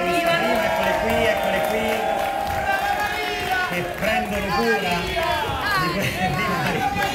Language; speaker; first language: Italian; native; Italian